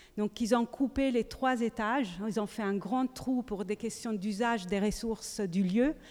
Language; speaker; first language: French; native; French